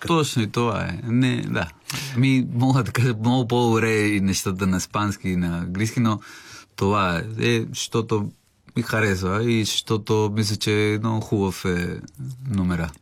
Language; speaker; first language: Bulgarian; non-native, learner; Spanish